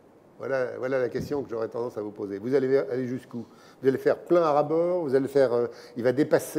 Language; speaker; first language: French; native; French